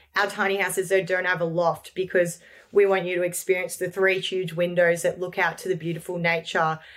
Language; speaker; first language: English; native; English